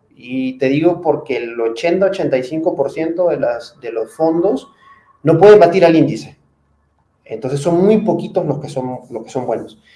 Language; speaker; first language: Spanish; native; Spanish